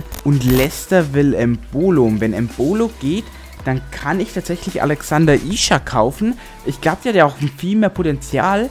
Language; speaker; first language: German; native; German